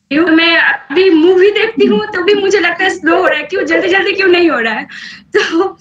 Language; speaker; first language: Hindi; non-native, local second language; Bangla